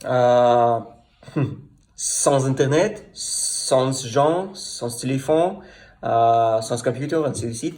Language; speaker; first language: French; non-native, learner; Russian